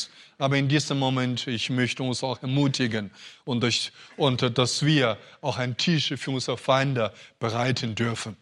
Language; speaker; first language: German; non-native, fluent; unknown